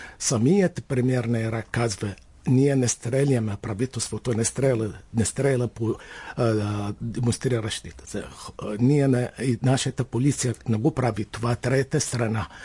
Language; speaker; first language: Bulgarian; non-native, fluent; Arabic